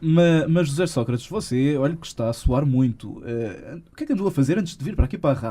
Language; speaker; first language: Portuguese; native; Portuguese